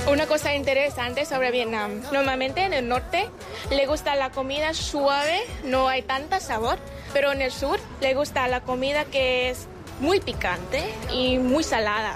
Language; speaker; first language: Spanish; non-native, learner; Vietnamese